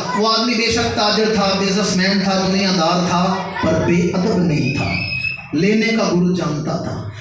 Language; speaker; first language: Urdu; non-native, local second language; Punjabi